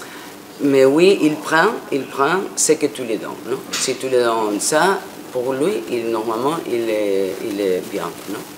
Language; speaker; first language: French; non-native, fluent; Spanish